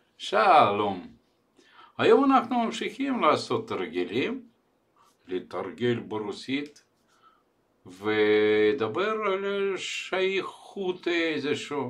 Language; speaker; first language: Hebrew; non-native, fluent; Russian